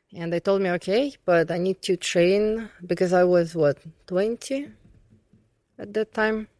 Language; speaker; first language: English; non-native, fluent; Russian